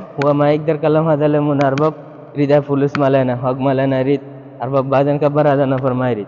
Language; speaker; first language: Arabic; non-native, learner; Bangla